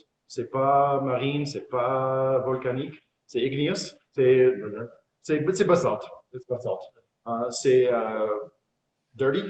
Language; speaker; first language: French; non-native, fluent; English